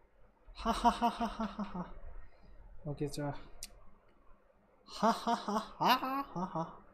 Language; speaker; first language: Japanese; non-native, learner; Hindi